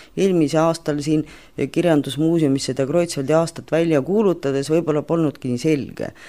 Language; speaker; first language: Estonian; native; Estonian